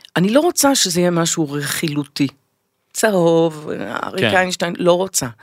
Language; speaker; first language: Hebrew; native; Hebrew